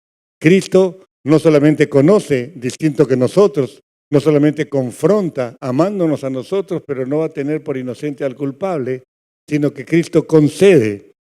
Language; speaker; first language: Spanish; native; Spanish